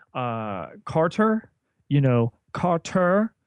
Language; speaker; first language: English; native; English